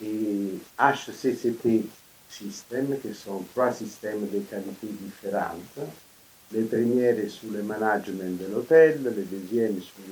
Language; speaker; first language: French; non-native, fluent; Italian